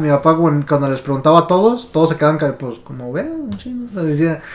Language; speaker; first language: Spanish; early bilingual, heritage; Spanish